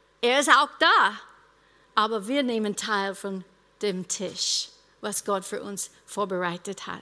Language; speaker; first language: German; non-native, fluent; English